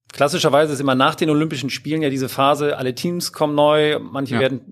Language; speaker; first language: German; native; German